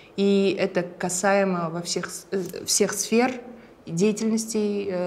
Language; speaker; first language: Russian; non-native, local second language; Kazakh